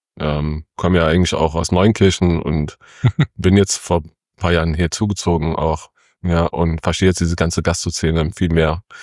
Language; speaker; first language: German; early bilingual, other home language; Kurdish